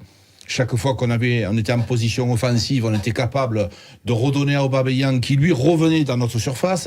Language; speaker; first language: French; native; French